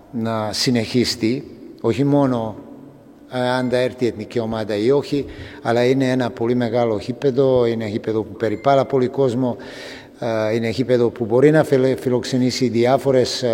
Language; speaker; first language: Greek; non-native, fluent; Serbian